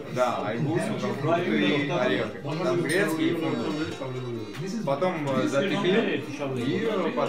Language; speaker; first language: Russian; non-native, fluent; Georgian